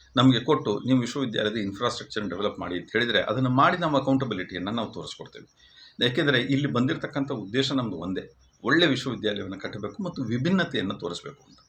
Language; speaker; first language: Kannada; native; Kannada